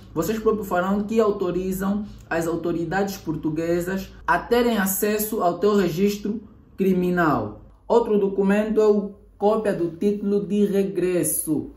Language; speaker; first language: Portuguese; native; Portuguese